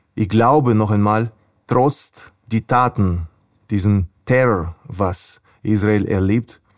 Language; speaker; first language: German; non-native, fluent; Ukrainian